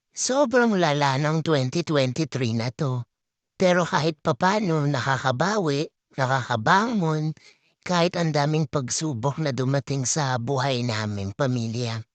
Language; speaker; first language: Filipino; native; Filipino